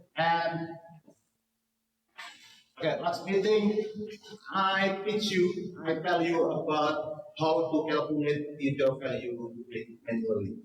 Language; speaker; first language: English; non-native, learner; Indonesian